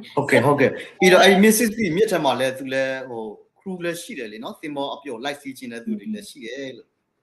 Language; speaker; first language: Burmese; non-native, local second language; S'gaw Karen